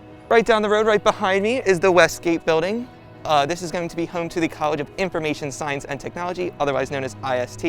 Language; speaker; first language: English; native; English